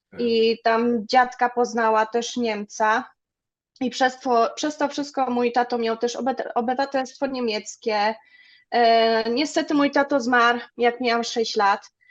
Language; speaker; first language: Polish; early bilingual, other home language; German